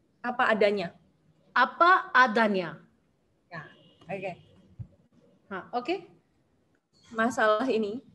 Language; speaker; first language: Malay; non-native, learner; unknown